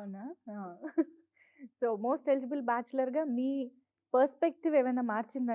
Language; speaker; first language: Telugu; native; Telugu